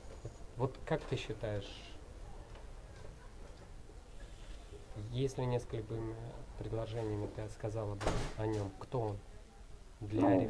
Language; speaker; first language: Russian; native; Russian